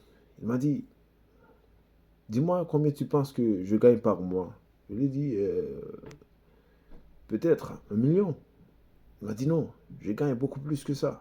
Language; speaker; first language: French; non-native, local second language; Haitian Creole